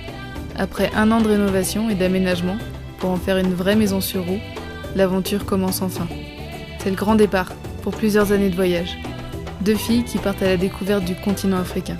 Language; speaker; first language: French; native; French